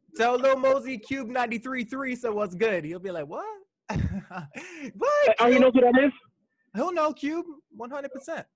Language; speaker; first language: English; native; English